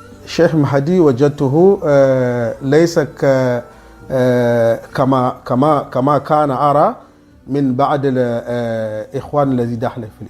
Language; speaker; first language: Arabic; non-native, fluent; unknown